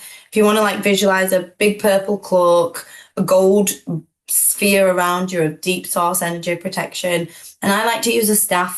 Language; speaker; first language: English; native; English